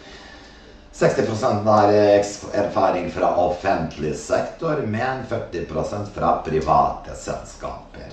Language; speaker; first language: Norwegian; non-native, fluent; Serbian